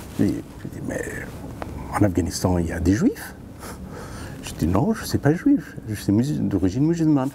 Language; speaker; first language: French; non-native, fluent; Persian